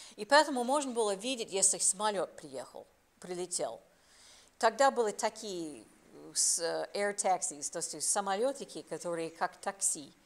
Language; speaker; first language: Russian; non-native, fluent; English